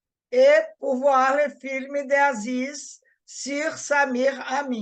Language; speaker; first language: French; non-native, learner; Portuguese